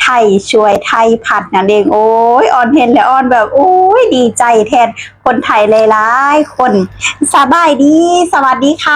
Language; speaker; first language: Thai; non-native, local second language; Lao